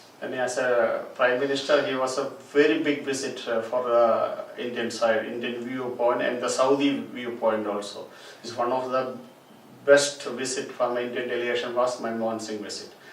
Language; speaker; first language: English; non-native, local second language; Malayalam